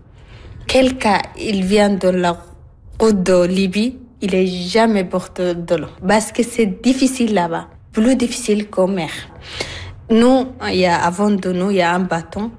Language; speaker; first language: French; non-native, learner; Arabic